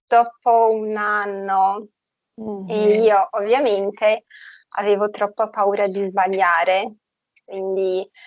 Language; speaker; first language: Italian; non-native, fluent; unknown